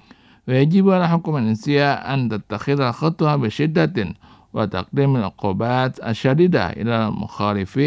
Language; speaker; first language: Arabic; non-native, fluent; Indonesian